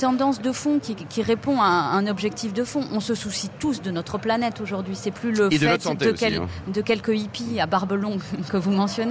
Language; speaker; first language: French; native; French